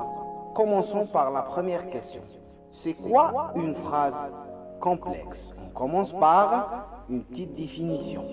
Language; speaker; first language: French; non-native, local second language; Arabic